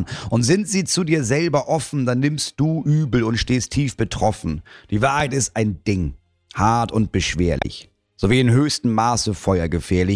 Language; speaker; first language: German; native; German